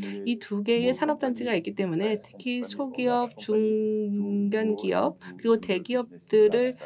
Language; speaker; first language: Korean; native; Korean